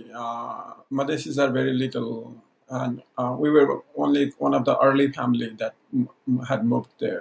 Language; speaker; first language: English; non-native, local second language; Maithili